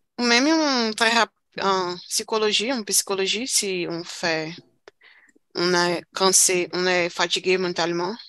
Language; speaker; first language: French; non-native, fluent; Portuguese